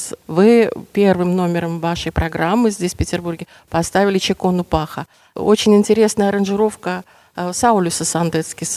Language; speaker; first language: Russian; native; Russian